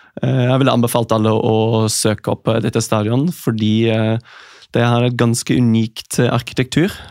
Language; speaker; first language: Norwegian; non-native, fluent; German